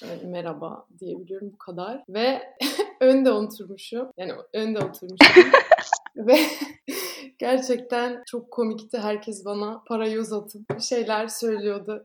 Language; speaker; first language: Turkish; non-native, fluent; Dutch